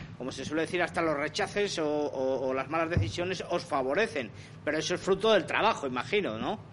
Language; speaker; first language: Spanish; native; Spanish